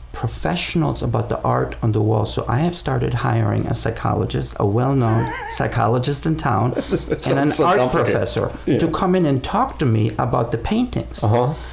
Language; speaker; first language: English; non-native, fluent; Spanish